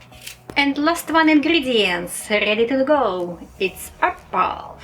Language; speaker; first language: English; non-native, learner; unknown